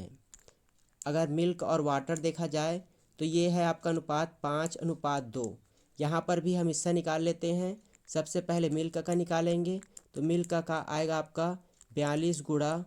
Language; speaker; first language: Hindi; native; Hindi